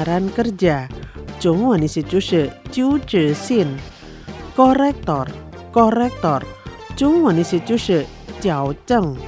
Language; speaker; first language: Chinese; non-native, fluent; Indonesian